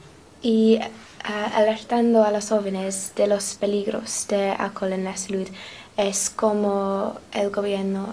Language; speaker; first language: Spanish; non-native, learner; English